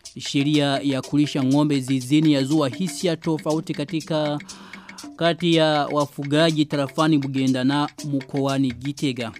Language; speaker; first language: Swahili; non-native, local second language; Rundi